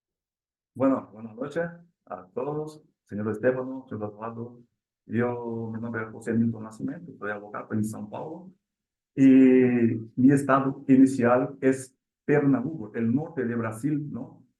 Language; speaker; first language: Spanish; non-native, learner; Portuguese